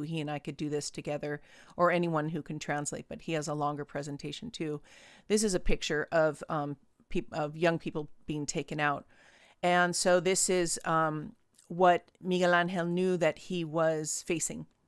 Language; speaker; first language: English; native; English